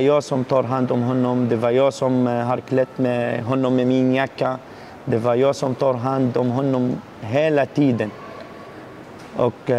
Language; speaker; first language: Swedish; non-native, learner; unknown